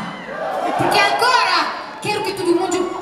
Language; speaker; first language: Portuguese; non-native, learner; Italian